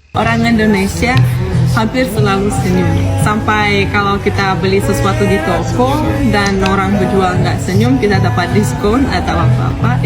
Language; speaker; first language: Indonesian; non-native, fluent; Russian